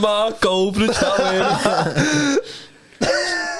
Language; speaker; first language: English; native; English